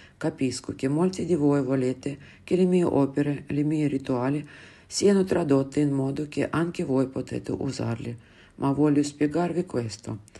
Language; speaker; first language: Italian; non-native, fluent; Russian